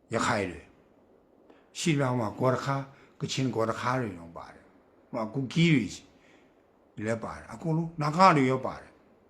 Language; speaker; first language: Burmese; non-native, local second language; Kachin